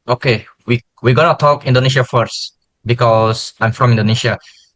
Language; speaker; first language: English; non-native, learner; Indonesian